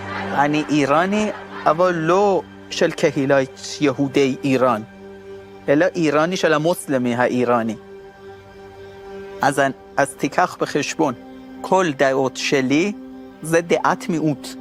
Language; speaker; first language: Hebrew; non-native, fluent; Persian